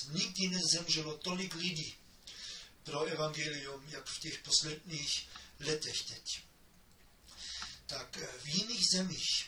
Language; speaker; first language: Czech; non-native, fluent; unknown